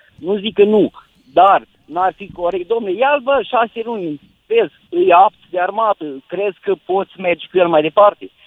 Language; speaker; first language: Romanian; native; Romanian